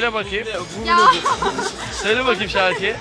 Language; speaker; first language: Turkish; native; Turkish